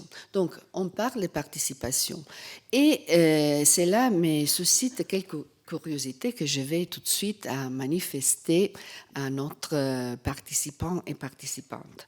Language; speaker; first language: French; non-native, fluent; Italian